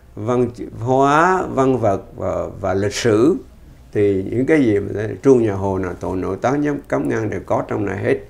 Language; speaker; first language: Vietnamese; native; Vietnamese